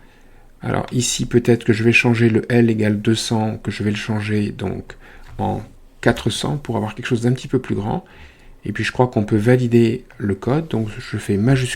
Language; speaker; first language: French; native; French